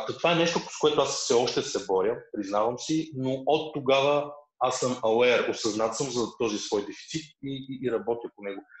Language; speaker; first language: Bulgarian; early bilingual, other home language; Russian